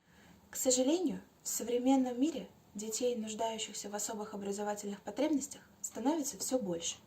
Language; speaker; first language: Russian; native; Russian